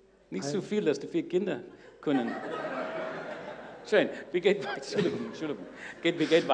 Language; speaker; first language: German; non-native, learner; English